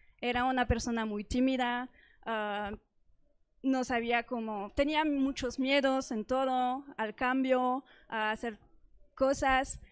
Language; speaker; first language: Spanish; non-native, fluent; French